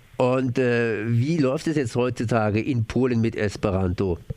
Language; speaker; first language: German; native; German